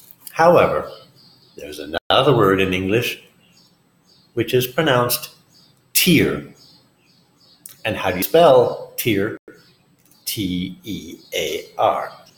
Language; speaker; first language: English; native; English